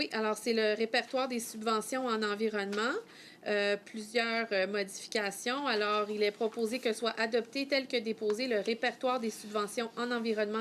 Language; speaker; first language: French; native; French